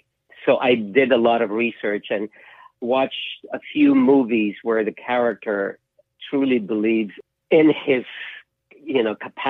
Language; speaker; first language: English; non-native, local second language; Filipino